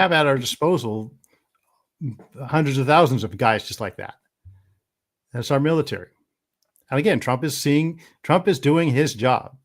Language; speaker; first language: English; native; English